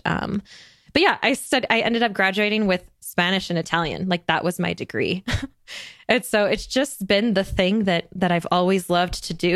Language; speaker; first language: English; native; English